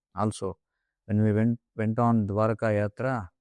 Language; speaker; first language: English; non-native, local second language; Telugu